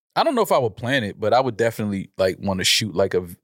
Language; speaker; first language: English; native; English